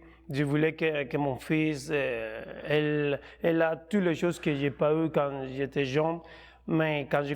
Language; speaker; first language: French; non-native, fluent; Spanish